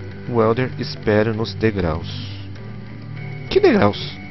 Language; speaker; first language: Portuguese; native; Portuguese